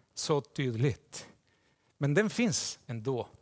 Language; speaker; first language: Swedish; non-native, fluent; Spanish